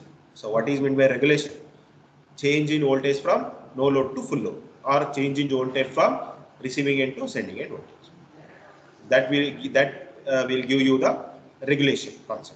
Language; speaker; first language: English; non-native, local second language; Kannada